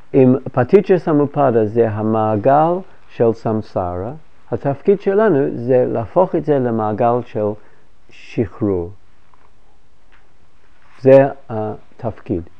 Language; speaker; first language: Hebrew; non-native, fluent; English